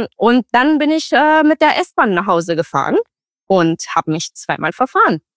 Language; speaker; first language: German; non-native, fluent; Romanian